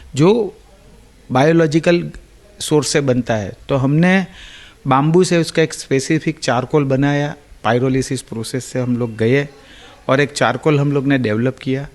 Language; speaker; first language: Hindi; non-native, local second language; Gujarati